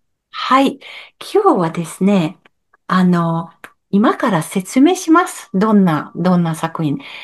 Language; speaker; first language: Japanese; non-native, learner; French